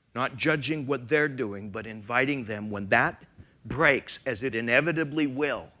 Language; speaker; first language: English; native; English